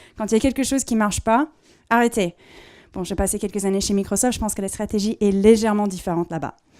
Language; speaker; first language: French; non-native, fluent; English